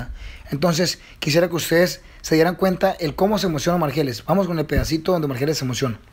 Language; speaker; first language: Spanish; native; Spanish